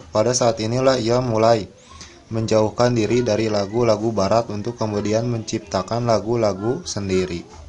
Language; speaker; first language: Indonesian; native; Indonesian